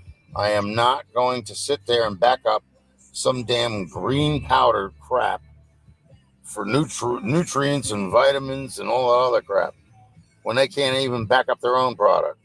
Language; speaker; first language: English; native; English